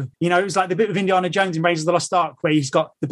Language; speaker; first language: English; native; English